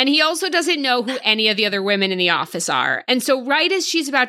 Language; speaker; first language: English; native; English